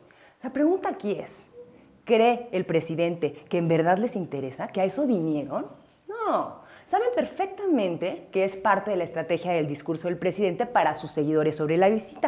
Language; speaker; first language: Spanish; native; Spanish